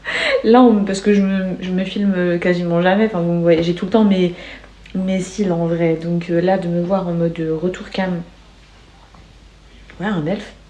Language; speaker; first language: French; native; French